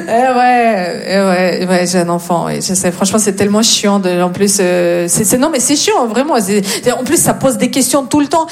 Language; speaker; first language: French; non-native, fluent; Russian